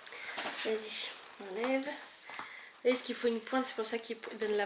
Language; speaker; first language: French; native; French